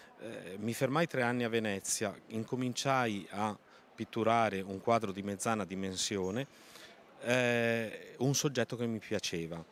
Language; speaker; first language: Italian; native; Italian